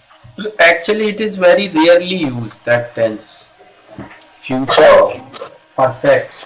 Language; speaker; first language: English; non-native, local second language; Hindi